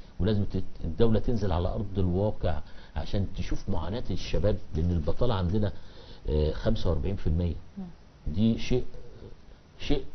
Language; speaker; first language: Egyptian Arabic; non-native, local second language; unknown